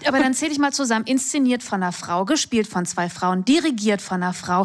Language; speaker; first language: German; native; German